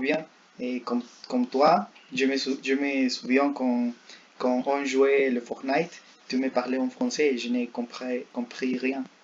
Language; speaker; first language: French; non-native, learner; Spanish